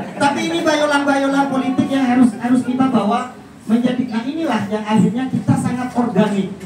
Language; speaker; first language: Indonesian; non-native, local second language; Madurese